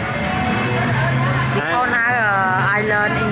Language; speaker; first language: English; non-native, learner; Khmer